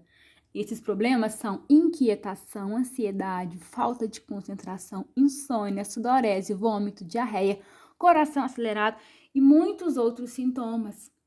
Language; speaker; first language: Portuguese; native; Portuguese